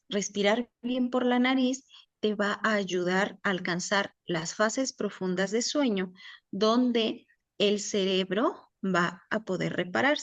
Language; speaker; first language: Spanish; native; Spanish